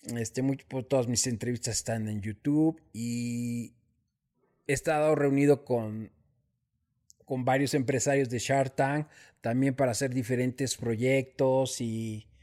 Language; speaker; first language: Spanish; native; Spanish